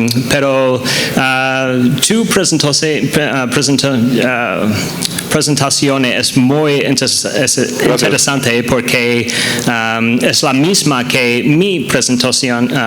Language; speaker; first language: Spanish; non-native, learner; English